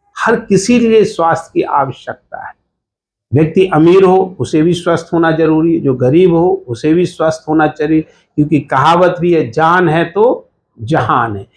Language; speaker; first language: Hindi; native; Hindi